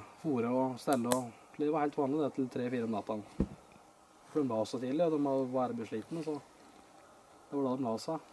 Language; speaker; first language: Norwegian; native; Norwegian